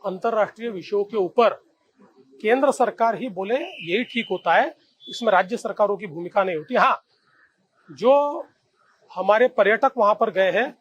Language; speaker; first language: Hindi; non-native, local second language; Marathi